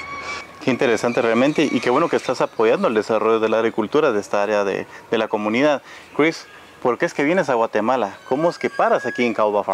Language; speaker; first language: Spanish; native; Spanish